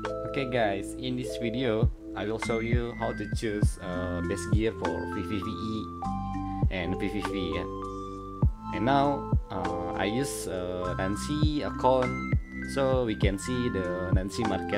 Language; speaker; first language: English; non-native, learner; Indonesian